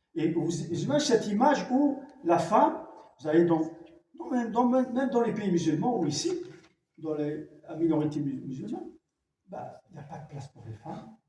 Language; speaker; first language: French; non-native, local second language; Arabic